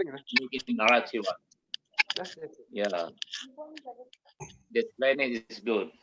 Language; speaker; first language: English; non-native, learner; Malay